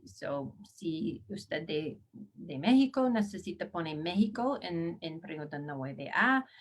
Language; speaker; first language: Spanish; non-native, learner; English